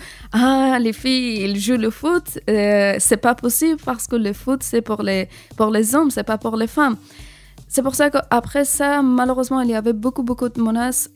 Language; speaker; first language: French; non-native, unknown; Persian